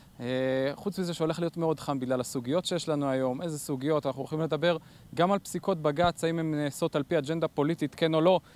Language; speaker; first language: Hebrew; native; Hebrew